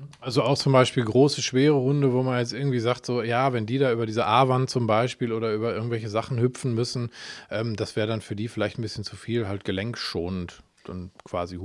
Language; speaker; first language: German; native; German